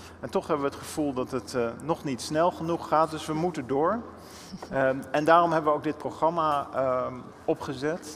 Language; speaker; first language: Dutch; native; Dutch